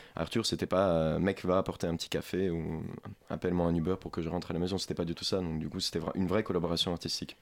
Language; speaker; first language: French; non-native, fluent; Ukrainian